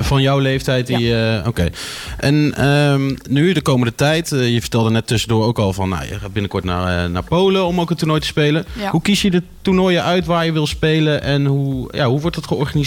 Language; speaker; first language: Dutch; native; Dutch